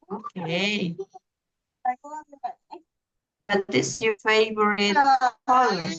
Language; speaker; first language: English; non-native, learner; Spanish